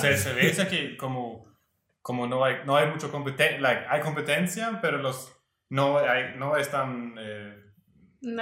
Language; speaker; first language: Spanish; non-native, learner; Swedish